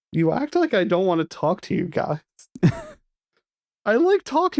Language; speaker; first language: English; native; English